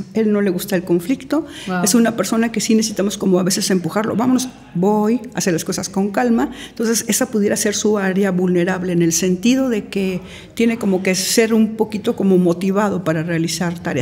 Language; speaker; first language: Spanish; native; Spanish